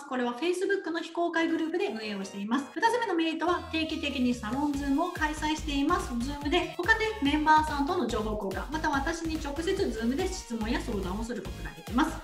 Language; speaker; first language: Japanese; native; Japanese